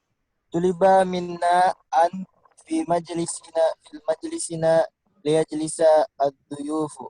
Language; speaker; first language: Arabic; non-native, learner; Indonesian